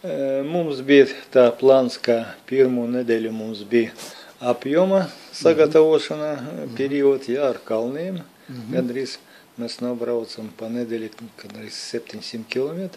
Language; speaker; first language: Latvian; non-native, local second language; Russian